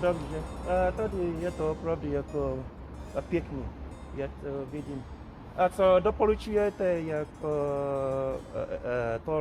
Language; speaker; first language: Czech; non-native, learner; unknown